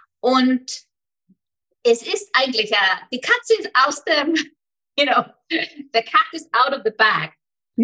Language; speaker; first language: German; non-native, fluent; Icelandic